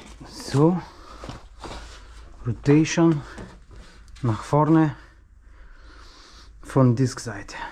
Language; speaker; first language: German; non-native, learner; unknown